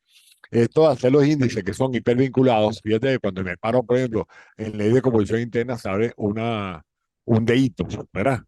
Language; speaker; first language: Spanish; native; Spanish